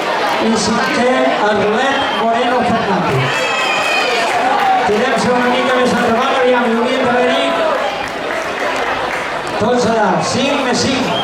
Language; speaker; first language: Catalan; native; Catalan